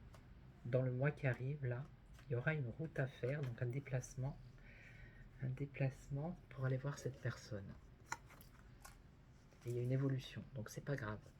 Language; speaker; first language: French; native; French